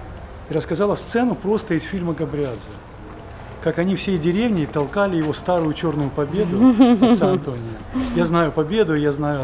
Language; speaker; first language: Russian; native; Russian